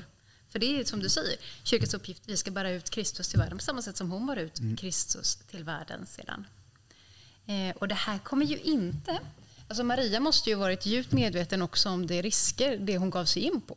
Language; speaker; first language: Swedish; native; Swedish